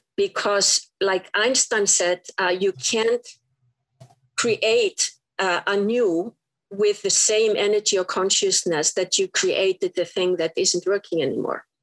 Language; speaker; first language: English; non-native, fluent; Icelandic